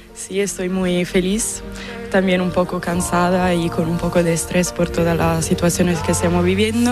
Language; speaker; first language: Spanish; non-native, fluent; Italian